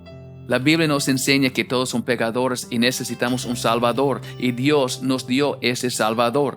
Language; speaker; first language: Spanish; non-native, fluent; English